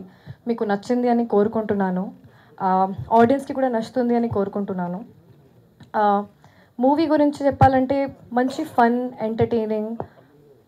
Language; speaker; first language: Telugu; non-native, fluent; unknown